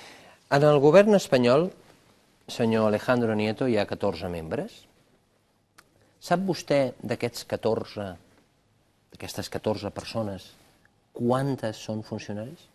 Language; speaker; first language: Catalan; native; Catalan